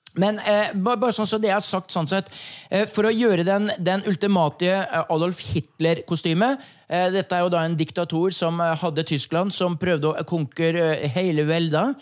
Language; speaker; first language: Norwegian; native; Norwegian